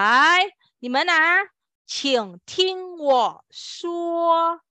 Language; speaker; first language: Chinese; non-native, fluent; Malay